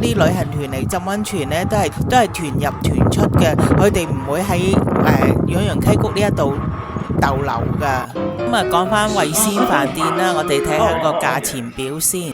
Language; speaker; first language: Cantonese; native; Cantonese